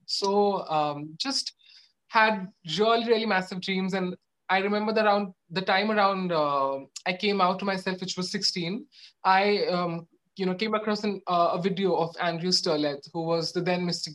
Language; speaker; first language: English; non-native, local second language; Odia